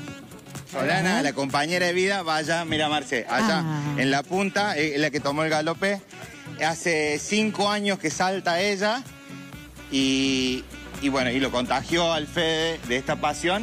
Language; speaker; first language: Spanish; native; Spanish